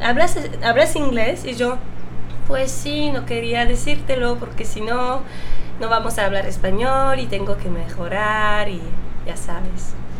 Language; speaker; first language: Spanish; non-native, fluent; French